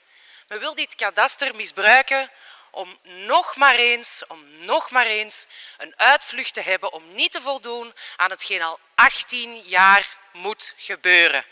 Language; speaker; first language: Dutch; native; Dutch